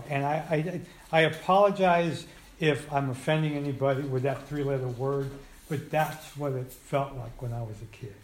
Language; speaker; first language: English; native; English